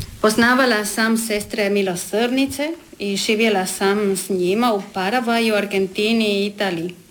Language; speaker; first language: Croatian; non-native, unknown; Spanish